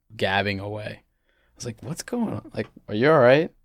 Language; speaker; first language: English; native; English